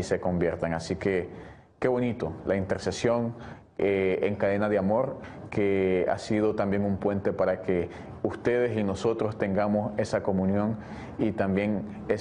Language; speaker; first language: Spanish; native; Spanish